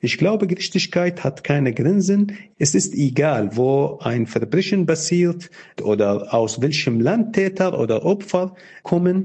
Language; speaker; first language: German; non-native, fluent; Arabic